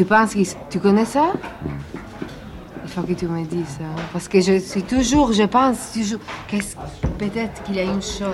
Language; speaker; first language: French; non-native, learner; Italian